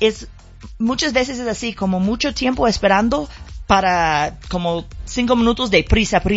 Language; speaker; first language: Spanish; non-native, learner; English